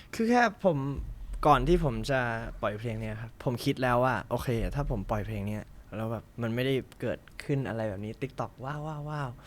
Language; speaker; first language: Thai; early bilingual, heritage; Thai